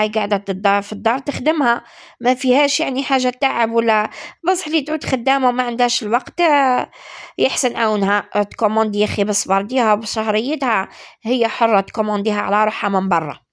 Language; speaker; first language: Arabic; native; Arabic